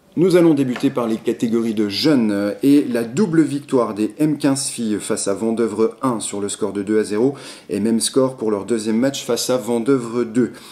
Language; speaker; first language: French; native; French